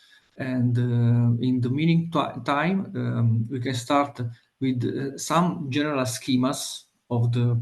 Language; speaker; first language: English; non-native, fluent; Italian